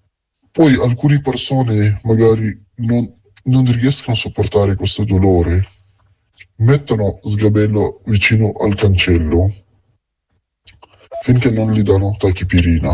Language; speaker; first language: Italian; non-native, fluent; Arabic